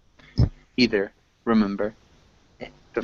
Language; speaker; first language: English; native; English